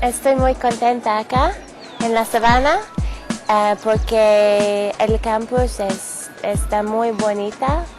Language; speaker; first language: Spanish; non-native, learner; English